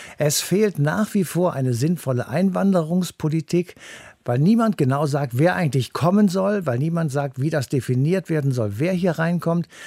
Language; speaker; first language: German; native; German